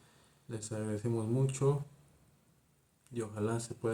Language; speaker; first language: Spanish; native; Spanish